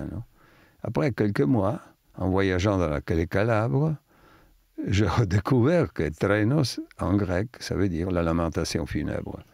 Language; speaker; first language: French; non-native, fluent; Italian